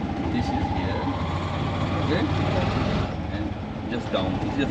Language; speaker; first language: English; non-native, learner; Hindi